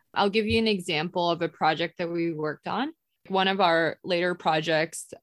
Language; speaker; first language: English; non-native, local second language; Indonesian